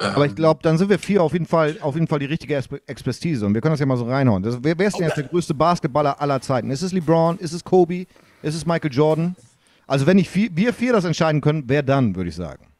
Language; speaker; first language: German; native; German